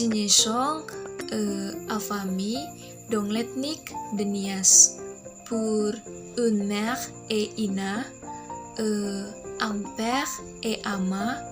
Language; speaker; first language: French; non-native, learner; Indonesian